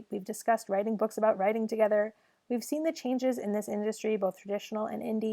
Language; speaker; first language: English; native; English